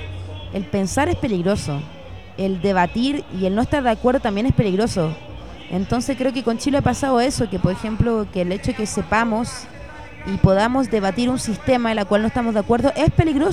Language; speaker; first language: Spanish; early bilingual, heritage; Spanish